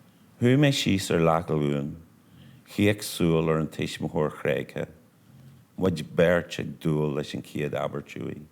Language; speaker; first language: Irish; non-native, local second language; English